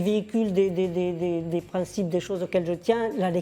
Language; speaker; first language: French; native; French